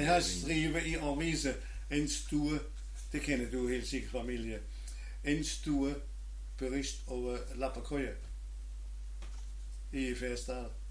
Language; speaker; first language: Norwegian; non-native, learner; German